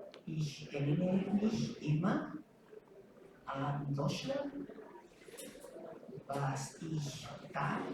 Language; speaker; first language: German; non-native, learner; Spanish